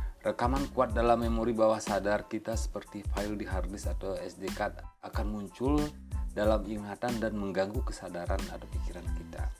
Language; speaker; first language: Indonesian; native; Indonesian